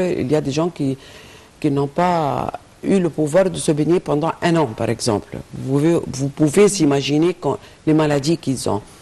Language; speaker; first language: French; non-native, fluent; Arabic